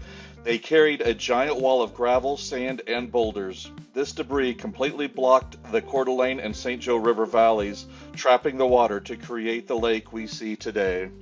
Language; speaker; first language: English; native; English